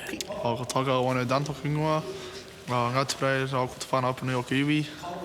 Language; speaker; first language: Māori; non-native, local second language; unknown